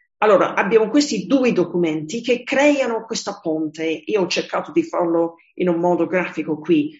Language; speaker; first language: Italian; non-native, fluent; English